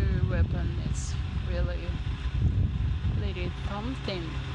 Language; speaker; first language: English; non-native, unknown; Japanese